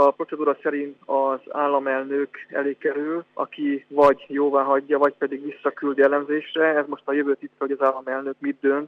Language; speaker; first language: Hungarian; native; Hungarian